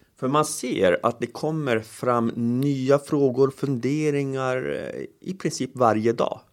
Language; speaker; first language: Swedish; native; Swedish